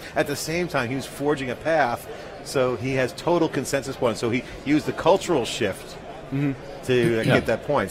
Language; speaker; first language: English; native; English